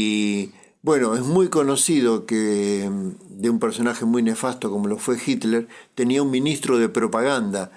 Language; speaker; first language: Spanish; native; Spanish